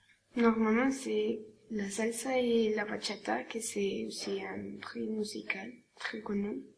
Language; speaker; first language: French; non-native, learner; Spanish